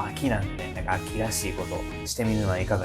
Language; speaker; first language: Japanese; native; Japanese